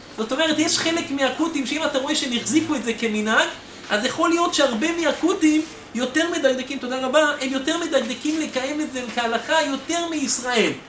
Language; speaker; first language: Hebrew; native; Hebrew